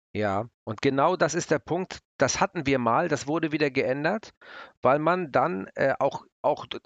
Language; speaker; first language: German; native; German